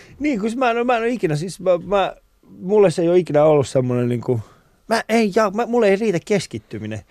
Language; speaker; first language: Finnish; early bilingual, other home language; Persian